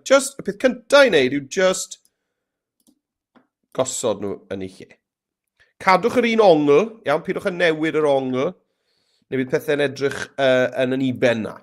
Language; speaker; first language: Welsh; native; Welsh